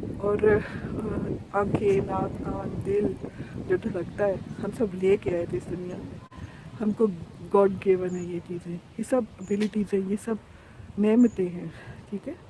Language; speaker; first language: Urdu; non-native, local second language; Punjabi